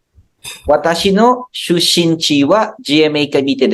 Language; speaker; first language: Japanese; non-native, fluent; Filipino